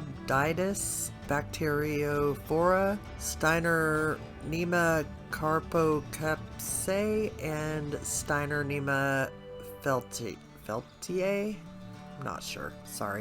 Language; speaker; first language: English; native; English